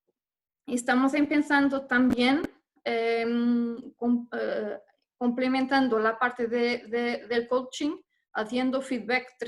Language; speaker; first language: Spanish; non-native, fluent; Portuguese